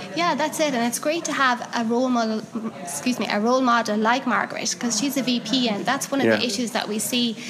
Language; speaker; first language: English; native; English